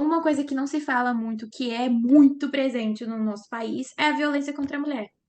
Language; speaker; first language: Portuguese; native; Portuguese